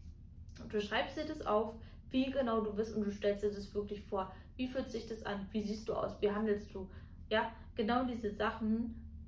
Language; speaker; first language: German; native; German